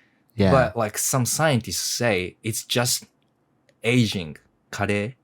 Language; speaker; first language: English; non-native, learner; Japanese